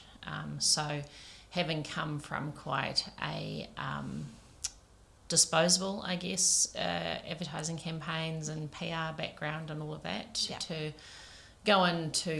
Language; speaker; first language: English; native; English